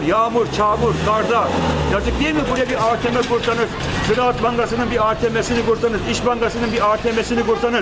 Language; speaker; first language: Turkish; native; Turkish